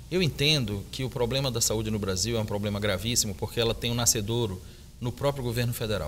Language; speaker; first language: Portuguese; native; Portuguese